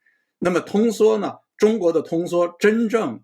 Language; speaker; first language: Chinese; native; Chinese